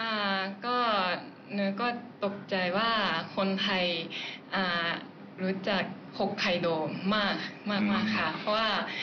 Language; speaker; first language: Thai; non-native, fluent; Japanese